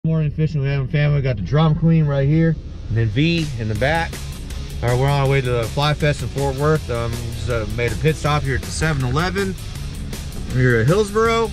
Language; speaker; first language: English; native; English